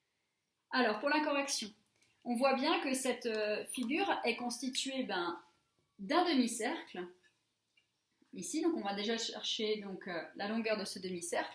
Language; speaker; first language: French; native; French